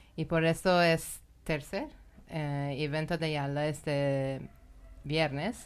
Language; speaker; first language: Spanish; non-native, learner; Persian